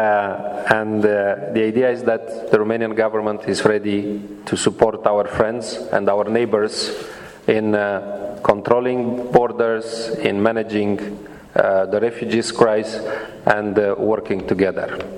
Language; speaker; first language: English; non-native, fluent; Romanian